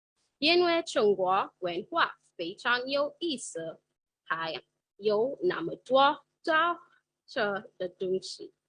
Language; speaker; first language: Chinese; non-native, learner; English